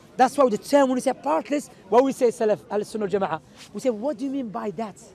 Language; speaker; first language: English; non-native, fluent; Arabic